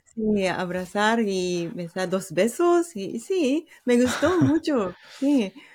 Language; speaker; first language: Spanish; non-native, fluent; Japanese